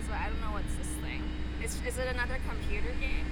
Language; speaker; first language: English; native; English